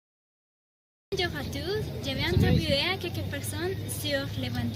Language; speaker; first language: French; non-native, learner; Spanish